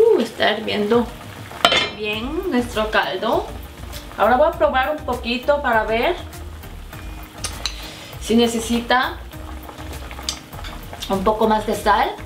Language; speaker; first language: Spanish; non-native, fluent; Korean